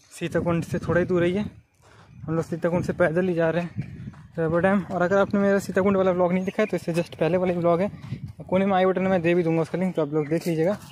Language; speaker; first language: Hindi; native; Hindi